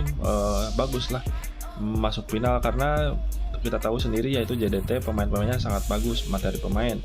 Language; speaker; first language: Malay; non-native, local second language; Sundanese